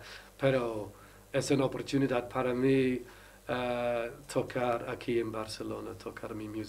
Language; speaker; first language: Spanish; non-native, learner; English